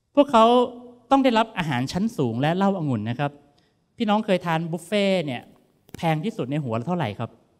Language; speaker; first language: Thai; native; Thai